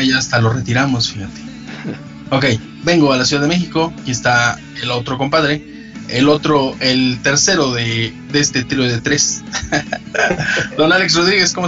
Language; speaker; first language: Spanish; native; Spanish